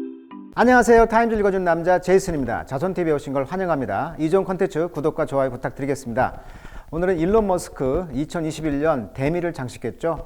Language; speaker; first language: Korean; native; Korean